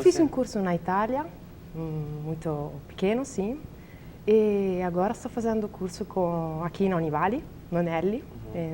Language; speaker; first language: Portuguese; non-native, learner; Italian